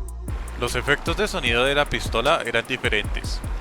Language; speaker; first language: Spanish; native; Spanish